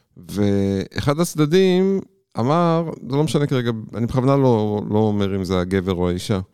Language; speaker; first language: Hebrew; native; Hebrew